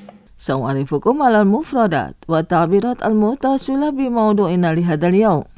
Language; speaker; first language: Arabic; non-native, fluent; Indonesian